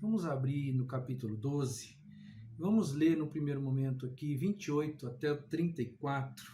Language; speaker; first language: Portuguese; native; Portuguese